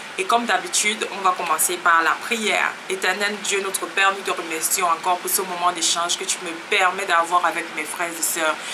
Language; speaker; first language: French; native; French